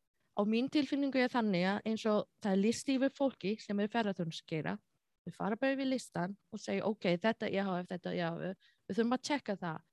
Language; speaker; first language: Icelandic; non-native, fluent; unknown